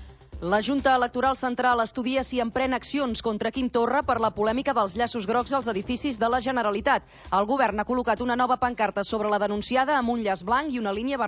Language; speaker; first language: Catalan; native; Catalan